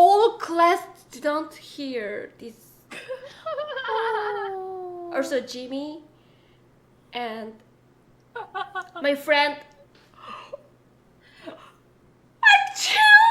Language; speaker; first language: English; non-native, learner; Korean